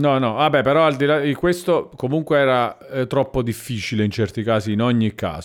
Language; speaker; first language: Italian; native; Italian